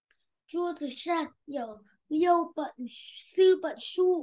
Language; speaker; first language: Chinese; non-native, learner; Vietnamese